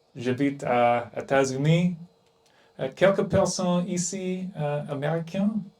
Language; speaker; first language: French; non-native, learner; English